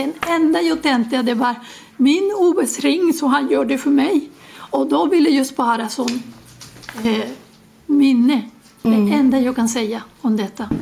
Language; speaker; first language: Swedish; non-native, learner; Spanish